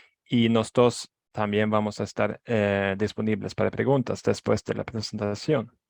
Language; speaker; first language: Spanish; non-native, fluent; Swedish